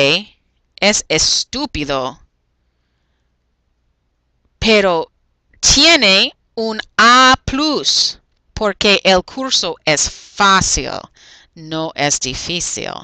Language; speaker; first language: Spanish; non-native, fluent; English